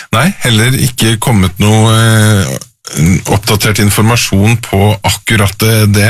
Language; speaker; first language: Norwegian; native; Norwegian